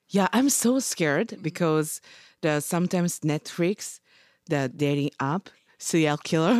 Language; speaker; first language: English; non-native, learner; Japanese